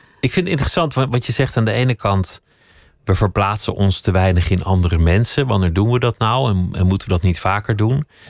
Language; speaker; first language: Dutch; native; Dutch